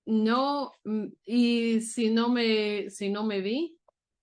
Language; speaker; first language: Spanish; non-native, learner; English